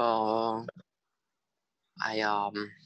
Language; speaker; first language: English; non-native, learner; Vietnamese